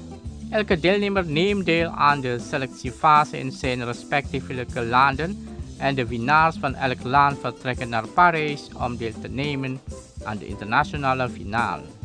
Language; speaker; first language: Dutch; non-native, learner; Indonesian